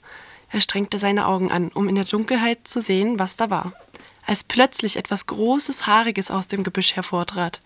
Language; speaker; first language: German; native; German